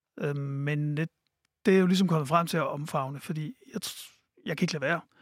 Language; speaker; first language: Danish; native; Danish